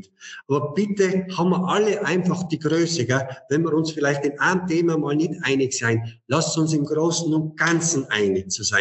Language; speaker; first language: German; native; German